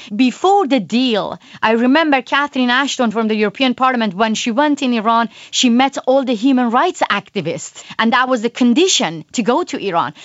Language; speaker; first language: English; non-native, fluent; Persian